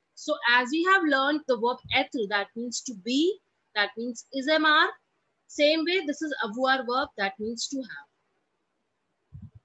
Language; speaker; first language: English; non-native, local second language; Hindi